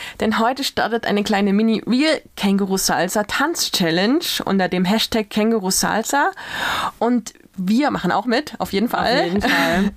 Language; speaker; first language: German; native; German